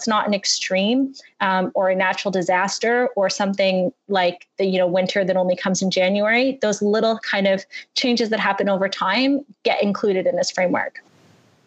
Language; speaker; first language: English; native; English